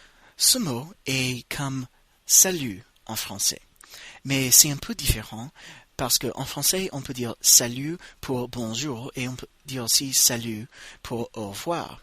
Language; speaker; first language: French; non-native, fluent; English